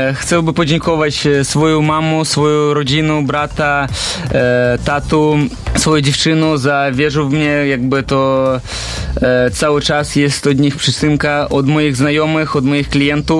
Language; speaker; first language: Polish; non-native, learner; Russian